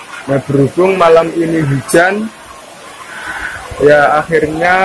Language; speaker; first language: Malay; non-native, local second language; Javanese